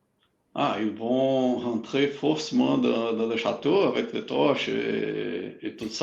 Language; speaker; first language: French; non-native, fluent; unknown